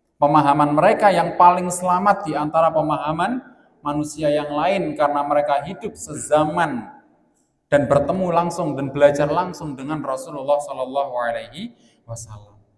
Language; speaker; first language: Indonesian; non-native, local second language; Javanese